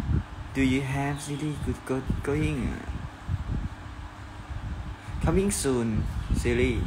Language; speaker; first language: English; non-native, learner; Thai